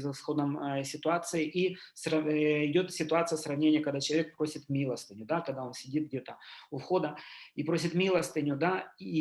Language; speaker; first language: Russian; native; Russian